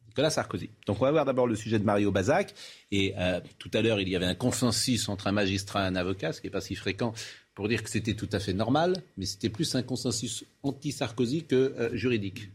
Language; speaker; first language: French; native; French